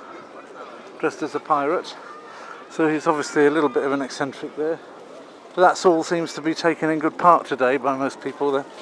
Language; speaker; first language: English; native; English